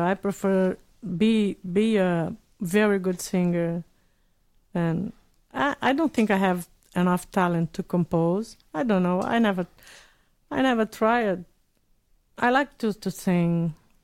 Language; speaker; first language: English; non-native, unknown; Portuguese